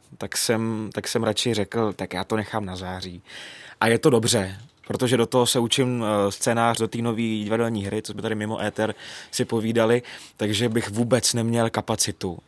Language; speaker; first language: Czech; native; Czech